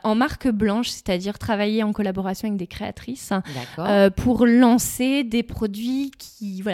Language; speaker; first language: French; native; French